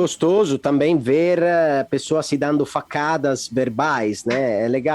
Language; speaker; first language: Portuguese; non-native, fluent; Italian